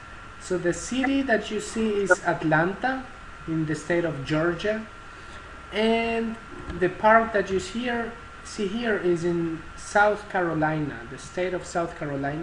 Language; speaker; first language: English; non-native, fluent; Spanish